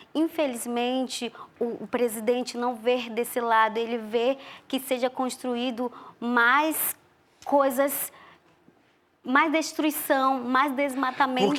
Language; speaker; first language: Portuguese; non-native, local second language; Ticuna